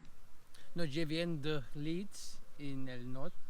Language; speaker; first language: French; non-native, learner; English